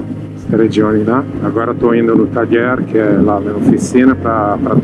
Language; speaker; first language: Portuguese; non-native, fluent; Italian